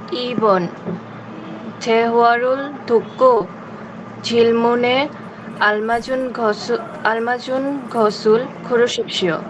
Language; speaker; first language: Korean; non-native, learner; Bangla